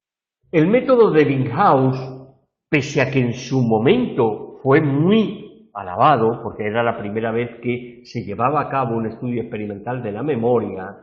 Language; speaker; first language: Spanish; native; Spanish